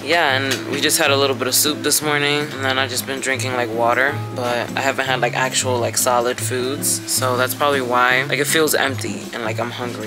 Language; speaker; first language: English; early bilingual, other home language; Spanish